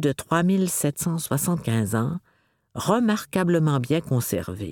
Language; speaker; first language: French; native; French